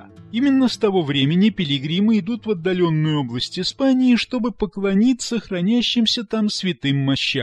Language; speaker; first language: Russian; native; Russian